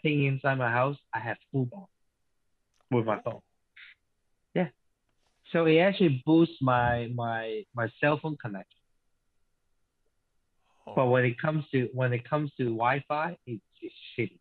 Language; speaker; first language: English; non-native, local second language; Cantonese